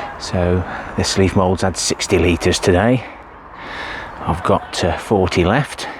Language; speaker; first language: English; native; English